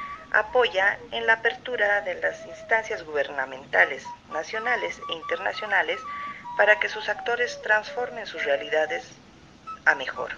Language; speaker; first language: Spanish; native; Spanish